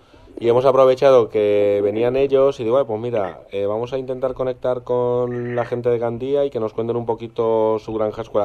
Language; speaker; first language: Spanish; native; Spanish